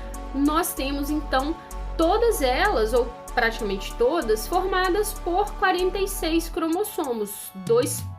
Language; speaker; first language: Portuguese; native; Portuguese